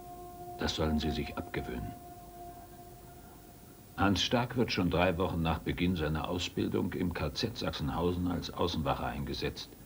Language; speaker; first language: German; native; German